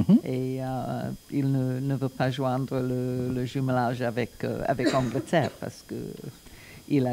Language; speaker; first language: French; non-native, learner; English